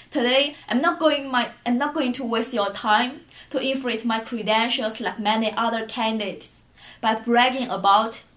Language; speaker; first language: English; non-native, fluent; Chinese